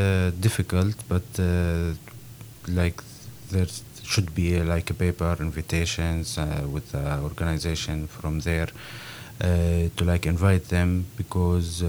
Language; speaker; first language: English; non-native, fluent; Arabic